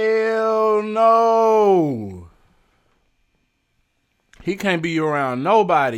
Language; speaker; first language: English; native; English